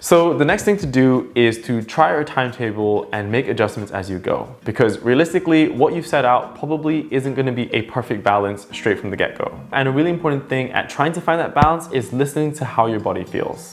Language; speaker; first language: English; native; English